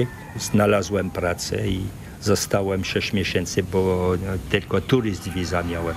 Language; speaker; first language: Polish; early bilingual, heritage; French